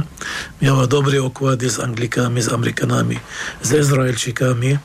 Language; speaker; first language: Polish; non-native, fluent; Arabic